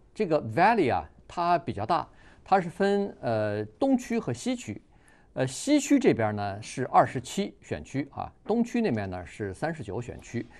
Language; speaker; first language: Chinese; native; Chinese